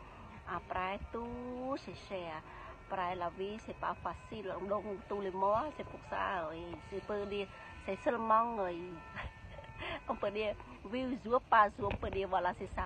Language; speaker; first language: French; non-native, learner; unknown